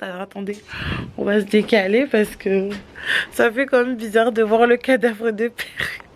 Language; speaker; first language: French; native; French